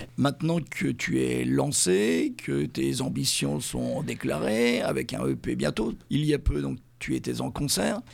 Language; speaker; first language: French; native; French